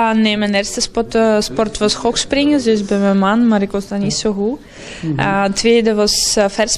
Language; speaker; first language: Dutch; non-native, learner; Russian